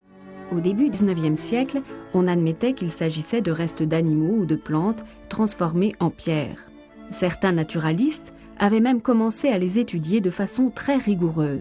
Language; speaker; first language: French; native; French